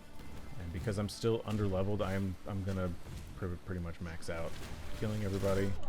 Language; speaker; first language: English; native; English